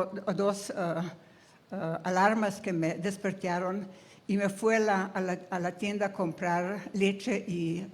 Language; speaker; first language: Spanish; non-native, fluent; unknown